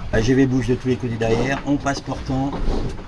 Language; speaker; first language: French; native; French